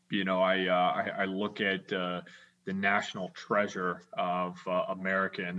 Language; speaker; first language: English; native; English